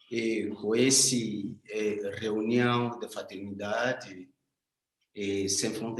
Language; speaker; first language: Portuguese; non-native, learner; Swahili